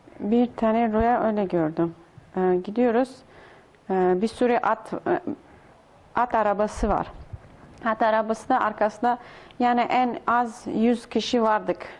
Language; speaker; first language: Turkish; non-native, learner; Russian